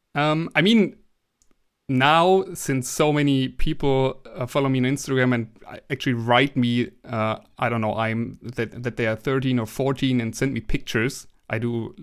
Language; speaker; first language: English; non-native, fluent; German